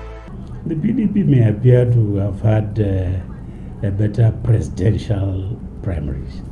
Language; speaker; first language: English; non-native, local second language; Hausa